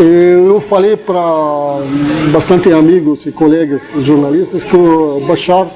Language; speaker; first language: Portuguese; non-native, fluent; Arabic